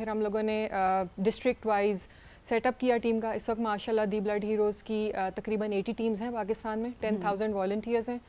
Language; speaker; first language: Urdu; native; Urdu